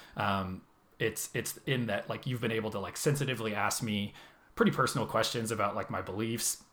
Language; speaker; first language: English; native; English